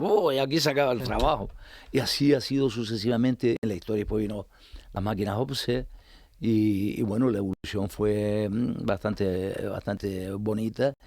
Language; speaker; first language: Spanish; native; Spanish